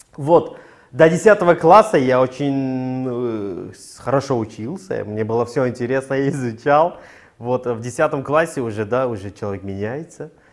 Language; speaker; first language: Russian; non-native, local second language; Tajik